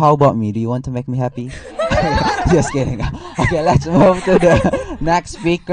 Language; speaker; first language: English; non-native, fluent; Indonesian